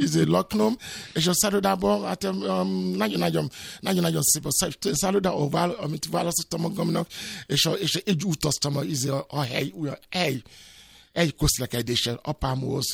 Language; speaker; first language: Hungarian; non-native, fluent; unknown